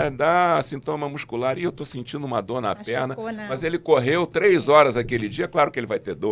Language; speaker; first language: Portuguese; native; Portuguese